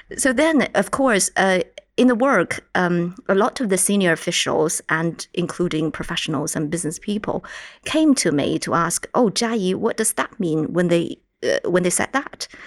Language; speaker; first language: English; non-native, fluent; Chinese